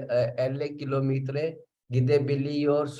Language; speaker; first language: Turkish; non-native, learner; Urdu